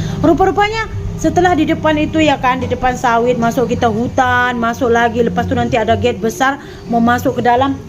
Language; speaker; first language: Indonesian; native; Indonesian